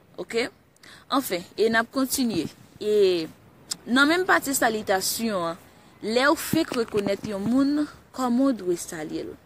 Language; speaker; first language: Haitian Creole; early bilingual, heritage; Haitian Creole